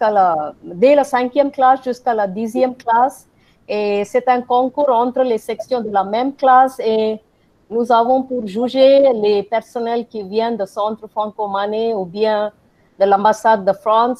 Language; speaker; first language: French; non-native, fluent; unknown